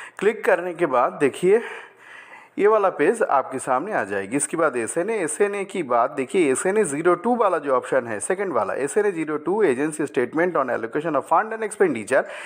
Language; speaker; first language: Hindi; non-native, local second language; Bangla